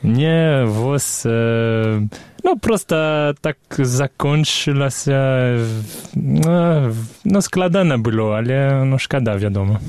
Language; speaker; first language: Belarusian; non-native, fluent; French